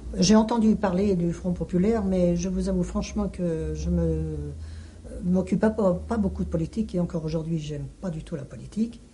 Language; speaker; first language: French; early bilingual, other home language; Hungarian